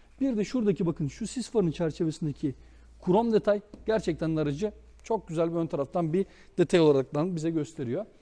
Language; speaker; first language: Turkish; native; Turkish